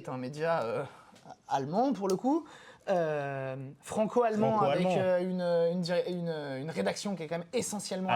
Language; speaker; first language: French; native; French